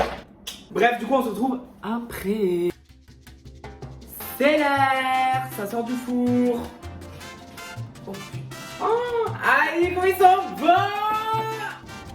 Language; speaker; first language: French; native; French